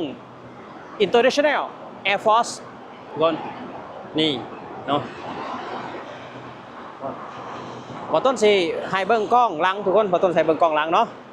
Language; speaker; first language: Thai; non-native, local second language; Lao